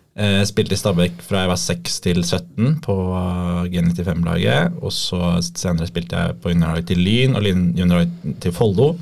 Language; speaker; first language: Norwegian; native; Norwegian